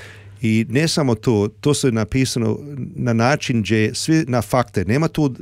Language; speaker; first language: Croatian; early bilingual, heritage; Serbian